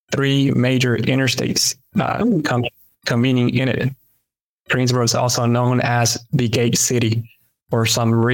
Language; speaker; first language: English; early bilingual, other home language; Spanish